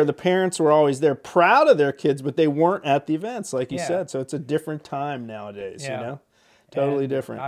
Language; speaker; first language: English; native; English